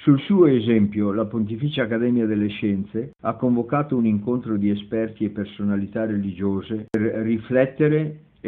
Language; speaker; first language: Italian; native; Italian